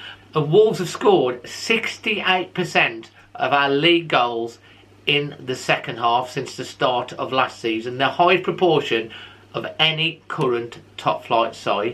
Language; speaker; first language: English; native; English